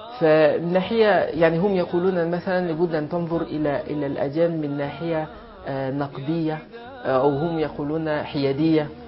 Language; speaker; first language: Arabic; non-native, fluent; French